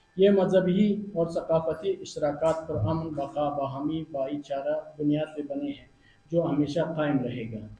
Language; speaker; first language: Urdu; non-native, fluent; Pashto